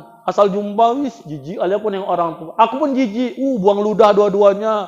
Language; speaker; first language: Indonesian; native; Indonesian